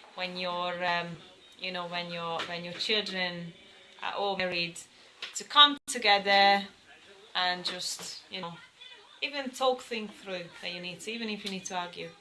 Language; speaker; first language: English; non-native, fluent; Hungarian